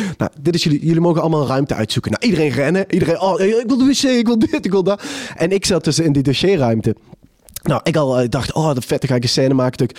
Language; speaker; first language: Dutch; native; Dutch